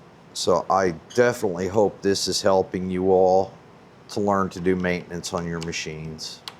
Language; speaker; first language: English; native; English